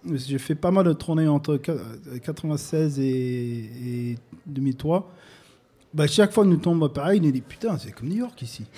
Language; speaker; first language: French; non-native, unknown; English